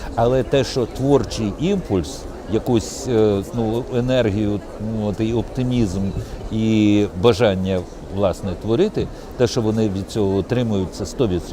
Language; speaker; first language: Ukrainian; non-native, local second language; Russian